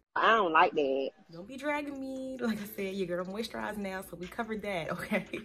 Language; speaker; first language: English; native; English